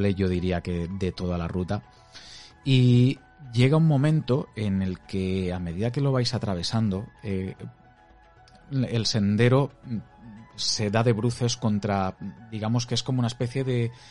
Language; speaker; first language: Spanish; native; Spanish